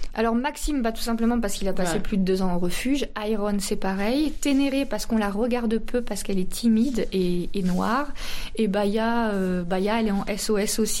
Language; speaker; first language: French; native; French